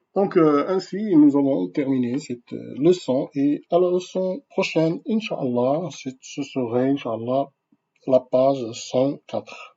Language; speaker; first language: French; non-native, local second language; Arabic